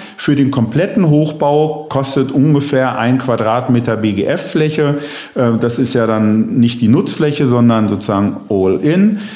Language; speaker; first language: German; native; German